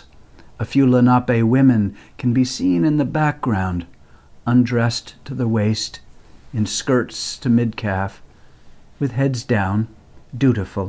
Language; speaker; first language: English; native; English